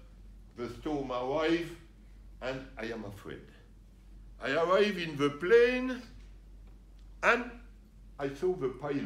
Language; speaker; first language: English; non-native, learner; French